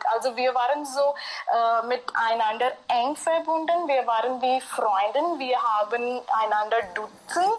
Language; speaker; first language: German; non-native, fluent; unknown